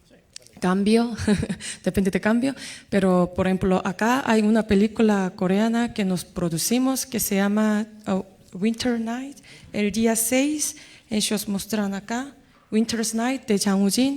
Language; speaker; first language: Spanish; non-native, fluent; Korean